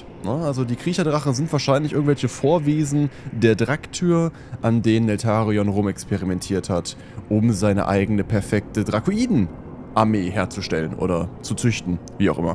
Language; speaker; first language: German; native; German